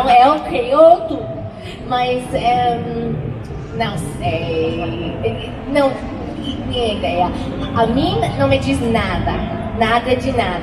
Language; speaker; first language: Portuguese; non-native, learner; English